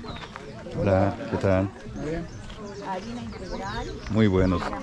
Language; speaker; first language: Spanish; non-native, learner; Turkish